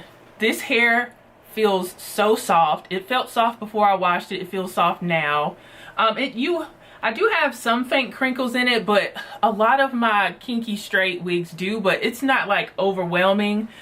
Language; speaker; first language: English; native; English